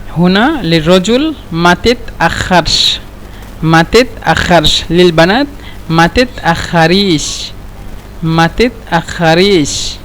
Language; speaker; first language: Egyptian Arabic; non-native, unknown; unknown